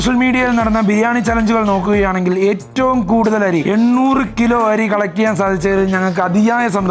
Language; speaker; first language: Malayalam; native; Malayalam